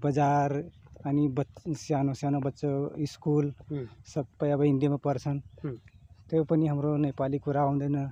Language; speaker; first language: Nepali; non-native, local second language; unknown